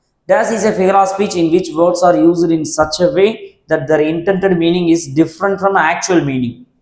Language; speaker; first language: English; non-native, local second language; Tamil